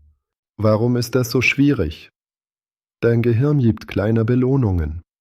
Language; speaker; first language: German; native; German